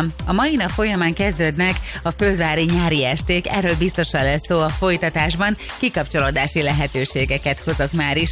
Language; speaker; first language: Hungarian; native; Hungarian